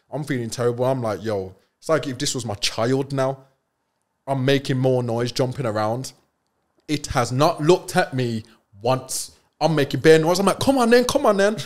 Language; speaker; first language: English; native; English